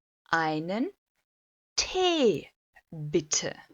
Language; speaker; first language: German; non-native, fluent; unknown